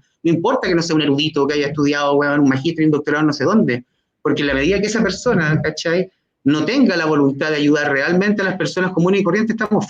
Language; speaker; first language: Spanish; native; Spanish